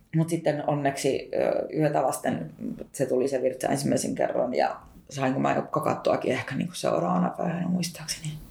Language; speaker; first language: Finnish; early bilingual, other home language; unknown